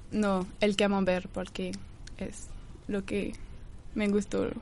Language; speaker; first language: Spanish; non-native, learner; French